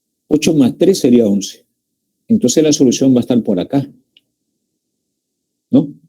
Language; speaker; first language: Spanish; native; Spanish